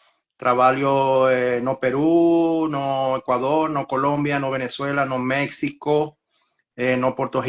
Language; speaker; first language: Portuguese; non-native, learner; Spanish